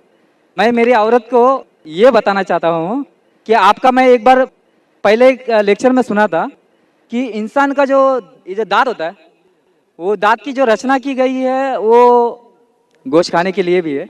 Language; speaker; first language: Hindi; non-native, local second language; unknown